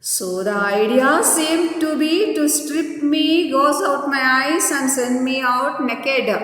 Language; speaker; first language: English; non-native, local second language; Kannada